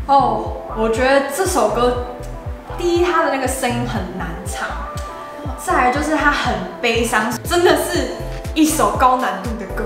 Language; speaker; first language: Chinese; native; Chinese